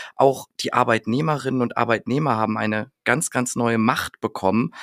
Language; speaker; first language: German; native; German